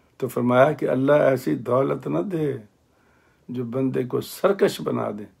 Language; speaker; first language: Urdu; native; Urdu